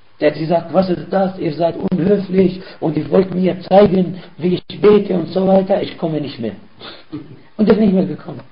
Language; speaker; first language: German; non-native, fluent; Arabic